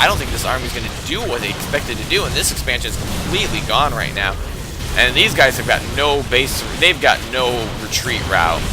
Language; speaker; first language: English; native; English